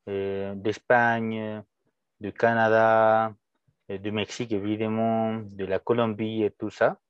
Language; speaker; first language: French; non-native, fluent; Spanish